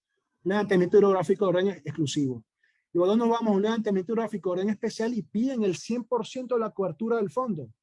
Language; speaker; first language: Spanish; native; Spanish